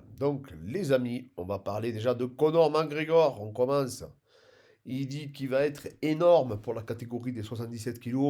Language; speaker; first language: French; native; French